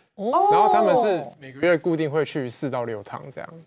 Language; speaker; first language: Chinese; native; Chinese